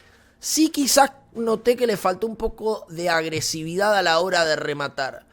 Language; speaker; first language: Spanish; native; Spanish